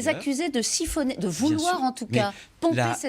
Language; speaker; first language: French; native; French